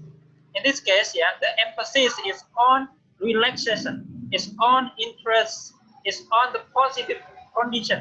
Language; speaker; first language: English; non-native, fluent; Indonesian